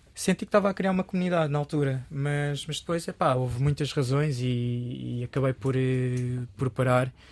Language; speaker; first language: Portuguese; early bilingual, other home language; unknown